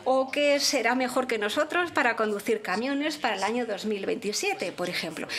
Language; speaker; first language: Spanish; non-native, fluent; English